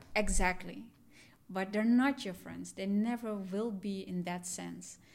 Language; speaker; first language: English; non-native, fluent; Dutch